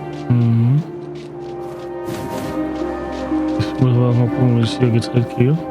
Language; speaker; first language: German; native; German